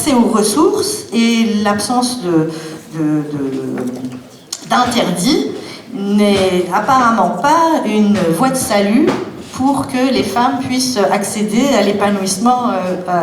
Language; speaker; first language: French; native; French